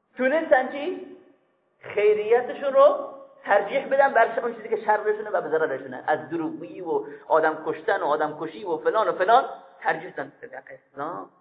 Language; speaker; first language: Persian; native; Persian